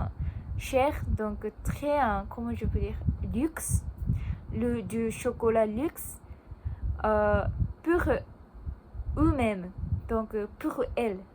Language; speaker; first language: French; non-native, learner; Japanese